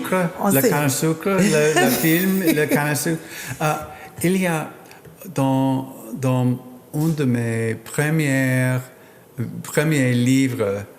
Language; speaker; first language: French; non-native, learner; English